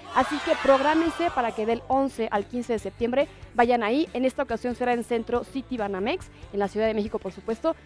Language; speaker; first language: Spanish; native; Spanish